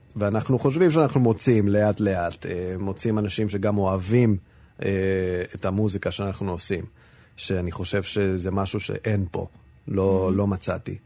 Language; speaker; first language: Hebrew; non-native, fluent; Spanish